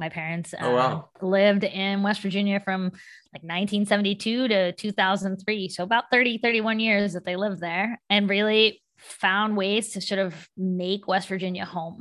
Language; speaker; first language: English; native; English